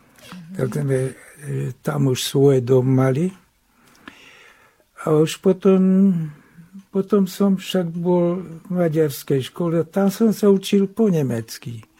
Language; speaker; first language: Slovak; non-native, local second language; Hungarian